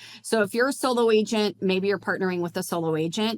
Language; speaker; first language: English; native; English